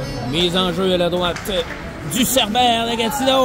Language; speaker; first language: French; native; French